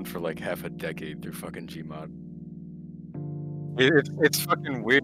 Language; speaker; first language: English; native; English